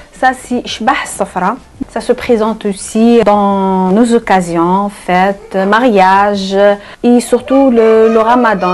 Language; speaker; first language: French; non-native, local second language; Arabic